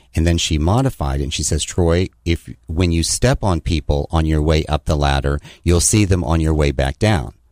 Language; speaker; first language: English; native; English